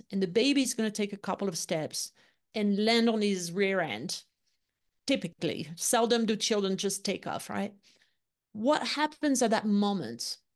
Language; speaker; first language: English; non-native, fluent; French